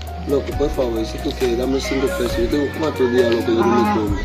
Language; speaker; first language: Spanish; non-native, learner; Haitian Creole